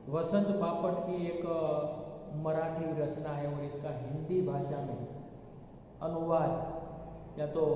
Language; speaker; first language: Hindi; non-native, local second language; Gujarati